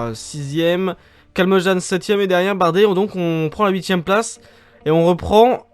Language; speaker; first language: French; native; French